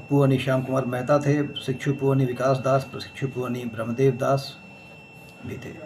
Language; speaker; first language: Hindi; native; Hindi